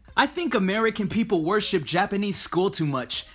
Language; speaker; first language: English; early bilingual, other home language; Japanese